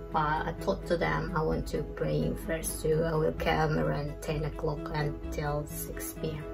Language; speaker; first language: English; non-native, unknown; Indonesian